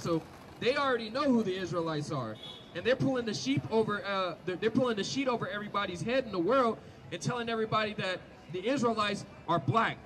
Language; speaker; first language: English; native; English